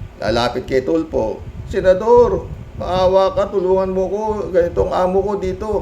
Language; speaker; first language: Filipino; native; Filipino